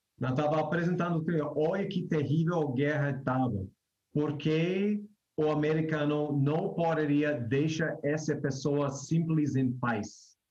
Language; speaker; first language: Portuguese; non-native, fluent; English